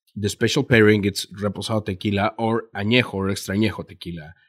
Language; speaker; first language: English; non-native, learner; Spanish